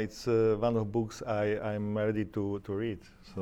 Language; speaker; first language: English; non-native, learner; Slovak